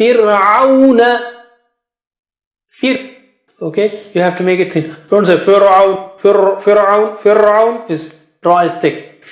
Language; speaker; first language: English; non-native, fluent; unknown